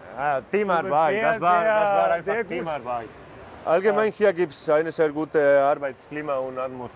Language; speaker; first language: German; non-native, fluent; Spanish